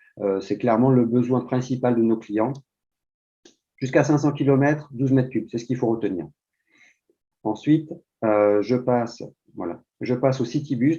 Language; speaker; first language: French; native; French